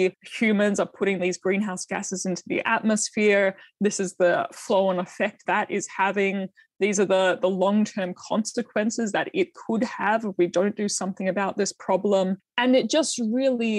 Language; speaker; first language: English; native; English